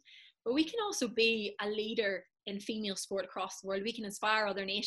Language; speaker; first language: English; native; English